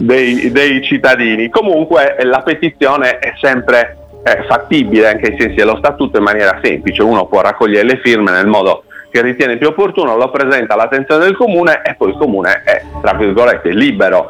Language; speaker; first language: Italian; native; Italian